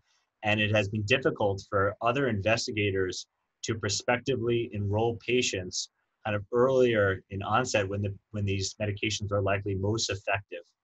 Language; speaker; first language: English; native; English